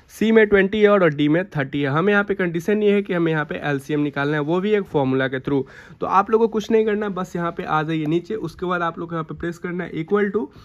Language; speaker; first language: Hindi; native; Hindi